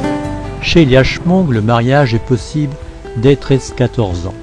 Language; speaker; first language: French; native; French